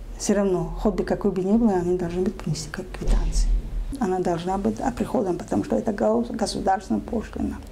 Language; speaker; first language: Russian; non-native, local second language; Tajik